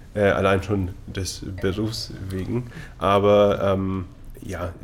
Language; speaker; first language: German; non-native, fluent; Italian